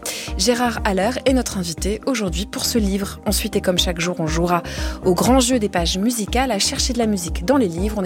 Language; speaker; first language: French; native; French